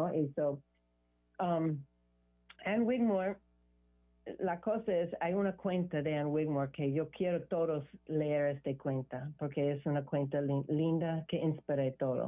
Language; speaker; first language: Spanish; non-native, learner; English